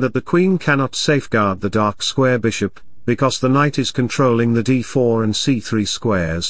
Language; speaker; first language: English; non-native, local second language; Hindi